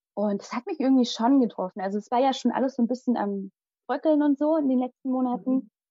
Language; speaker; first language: German; early bilingual, other home language; Malayalam